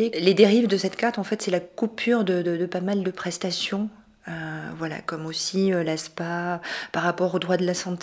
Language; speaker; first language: French; native; French